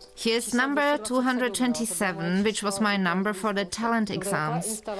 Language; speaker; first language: English; non-native, fluent; Czech